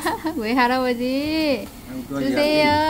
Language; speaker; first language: Korean; non-native, learner; Vietnamese